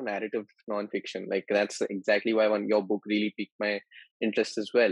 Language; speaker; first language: English; non-native, local second language; Hindi